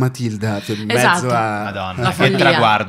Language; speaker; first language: Italian; native; Italian